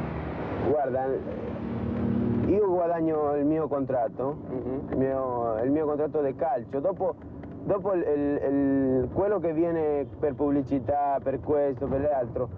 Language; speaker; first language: Italian; non-native, learner; Spanish